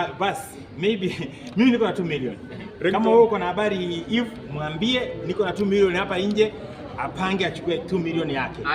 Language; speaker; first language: Swahili; native; Swahili